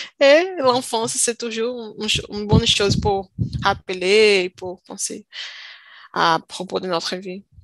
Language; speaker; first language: French; non-native, learner; Portuguese